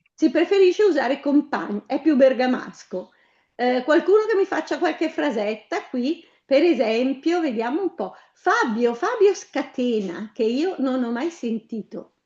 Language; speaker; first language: Italian; native; Italian